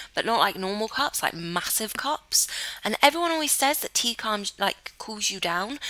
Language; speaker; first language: English; native; English